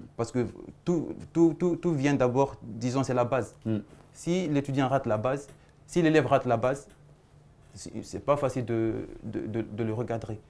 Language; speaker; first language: French; non-native, local second language; Fula